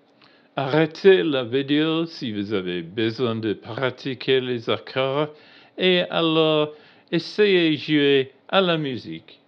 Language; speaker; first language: French; non-native, learner; English